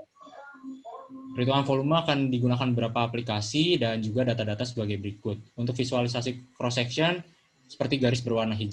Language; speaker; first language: Indonesian; native; Indonesian